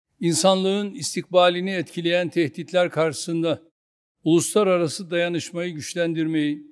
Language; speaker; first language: Turkish; native; Turkish